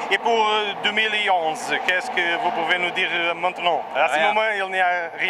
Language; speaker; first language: French; non-native, learner; Portuguese